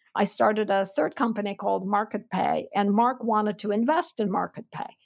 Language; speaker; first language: English; non-native, fluent; Armenian